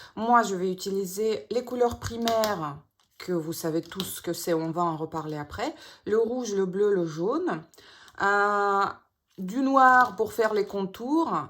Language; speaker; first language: French; non-native, fluent; Russian